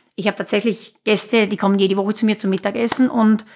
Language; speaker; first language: German; native; German